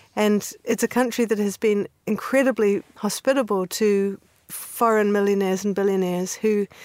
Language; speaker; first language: English; native; English